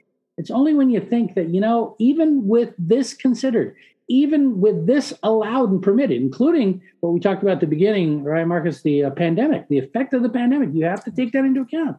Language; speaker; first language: English; early bilingual, other home language; Spanish